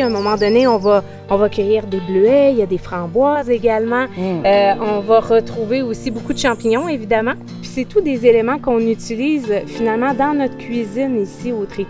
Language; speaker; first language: French; native; French